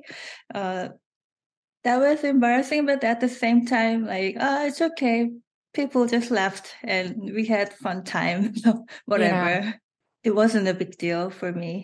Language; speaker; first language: English; non-native, fluent; Korean